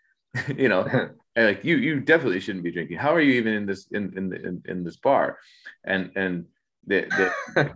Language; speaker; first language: English; native; English